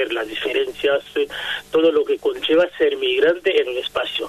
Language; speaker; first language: Spanish; non-native, fluent; Haitian Creole